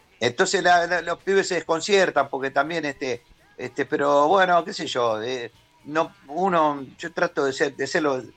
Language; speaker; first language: Spanish; native; Spanish